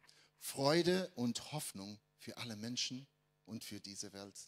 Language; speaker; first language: German; non-native, fluent; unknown